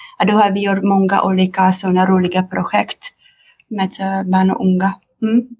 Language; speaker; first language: Swedish; non-native, fluent; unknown